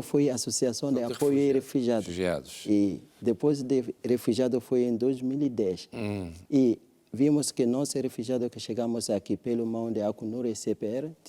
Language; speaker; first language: Portuguese; non-native, learner; French